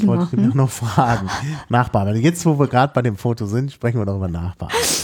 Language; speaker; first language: German; native; German